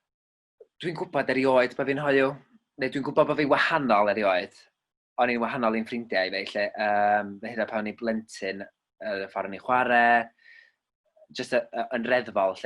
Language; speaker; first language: Welsh; native; Welsh